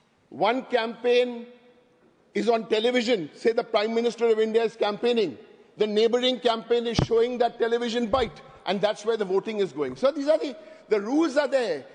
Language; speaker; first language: English; native; English